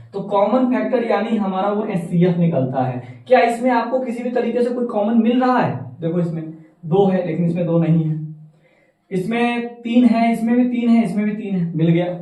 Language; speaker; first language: Hindi; native; Hindi